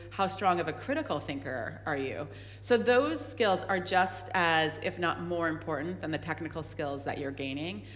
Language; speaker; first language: English; native; English